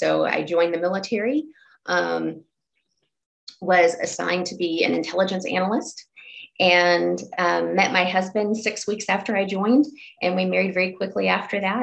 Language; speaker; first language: English; native; English